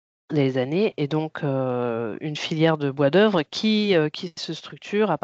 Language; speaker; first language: French; native; French